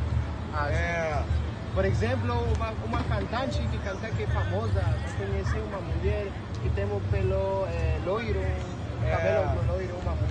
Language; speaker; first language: Portuguese; non-native, learner; French